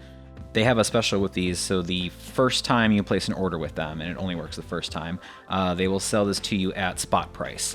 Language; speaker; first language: English; native; English